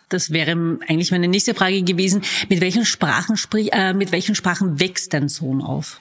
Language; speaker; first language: German; native; German